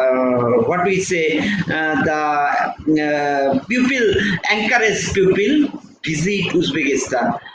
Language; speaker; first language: English; non-native, fluent; Bangla